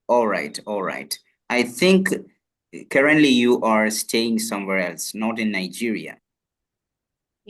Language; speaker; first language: English; non-native, fluent; Malayalam